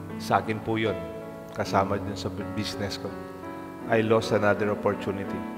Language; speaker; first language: Filipino; non-native, local second language; Pampanga